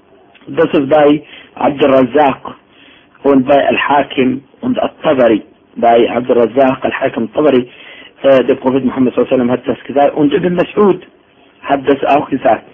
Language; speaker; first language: German; non-native, fluent; Arabic